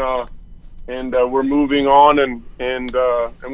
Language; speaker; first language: English; native; English